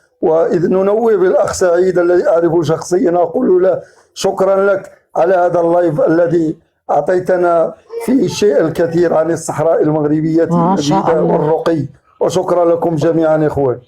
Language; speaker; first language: Arabic; native; Arabic